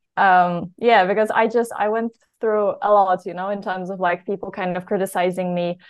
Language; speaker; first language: English; non-native, fluent; Polish